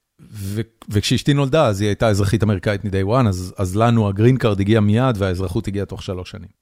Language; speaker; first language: Hebrew; native; Hebrew